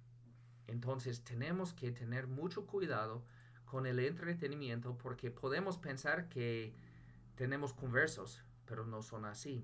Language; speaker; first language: Spanish; non-native, fluent; English